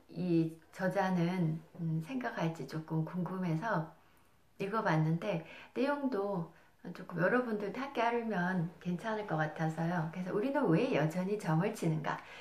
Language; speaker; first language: Korean; native; Korean